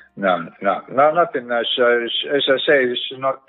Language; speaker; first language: English; non-native, learner; Greek